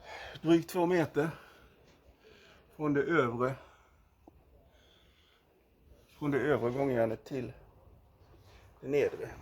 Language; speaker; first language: Swedish; native; Swedish